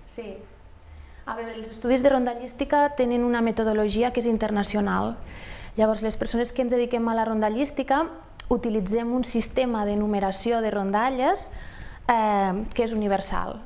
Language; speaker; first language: Catalan; native; Catalan